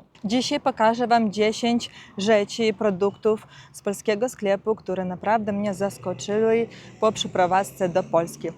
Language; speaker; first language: Polish; non-native, learner; Ukrainian